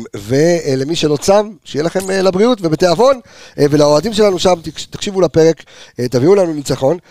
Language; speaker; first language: Hebrew; early bilingual, heritage; Hebrew